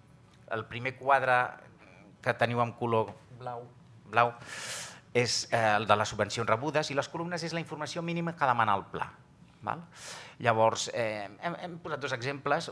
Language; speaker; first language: Catalan; native; Catalan